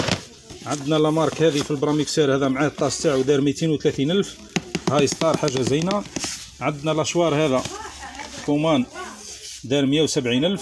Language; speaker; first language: Arabic; native; Arabic